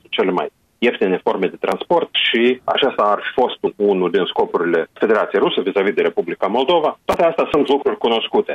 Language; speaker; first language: Romanian; native; Romanian